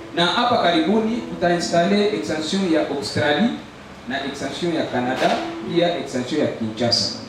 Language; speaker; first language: Swahili; native; Swahili